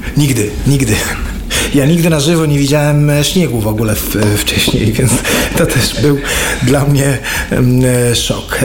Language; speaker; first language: Polish; non-native, fluent; Arabic